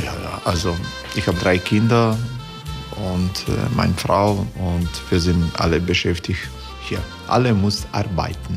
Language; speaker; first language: German; non-native, fluent; Croatian